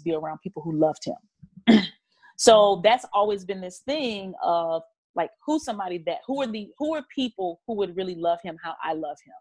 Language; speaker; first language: English; native; English